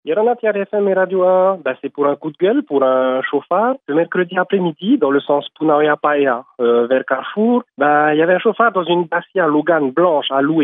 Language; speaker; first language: French; native; French